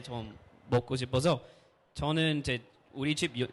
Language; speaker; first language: Korean; non-native, fluent; English